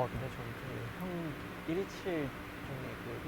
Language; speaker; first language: Korean; non-native, learner; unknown